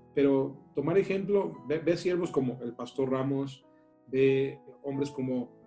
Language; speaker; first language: Spanish; native; Spanish